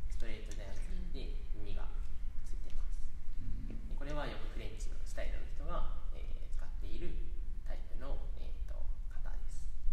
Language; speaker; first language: Japanese; native; Japanese